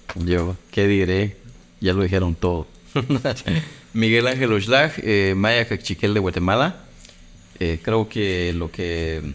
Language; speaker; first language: Spanish; native; Spanish